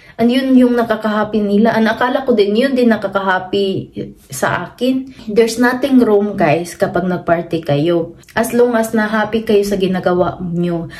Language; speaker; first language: Filipino; non-native, local second language; Cebuano